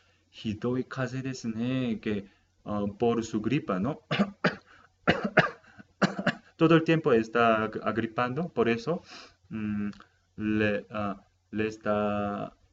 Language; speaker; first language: Spanish; non-native, fluent; Japanese